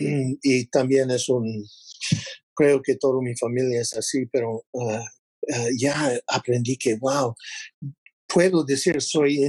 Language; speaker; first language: Spanish; non-native, fluent; English